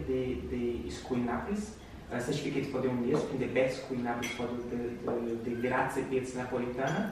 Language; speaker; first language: English; non-native, learner; Portuguese